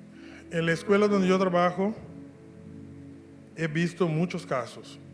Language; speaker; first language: Spanish; non-native, local second language; Papiamento